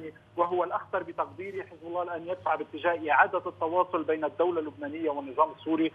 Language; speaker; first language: Arabic; native; Arabic